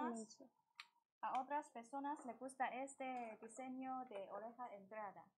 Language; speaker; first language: Spanish; non-native, learner; Chinese